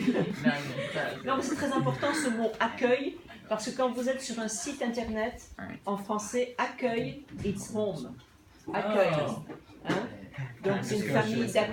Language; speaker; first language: French; non-native, fluent; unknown